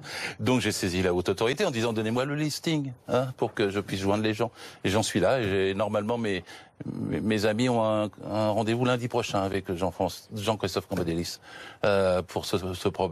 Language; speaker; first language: French; native; French